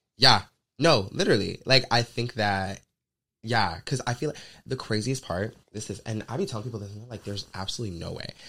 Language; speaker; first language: English; native; English